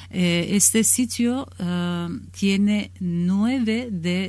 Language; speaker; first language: Spanish; non-native, learner; Kurdish